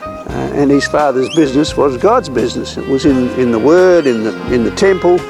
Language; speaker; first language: English; native; English